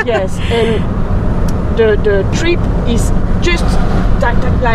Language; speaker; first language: English; non-native, learner; French